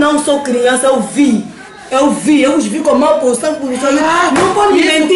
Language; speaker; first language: Portuguese; non-native, learner; Lingala